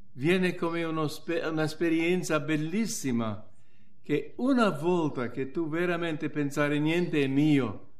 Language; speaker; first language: Italian; non-native, fluent; English